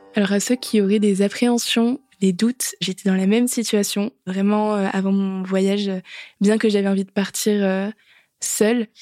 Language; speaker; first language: French; native; French